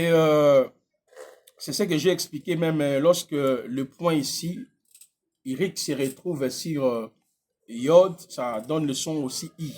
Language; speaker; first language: French; non-native, local second language; Lingala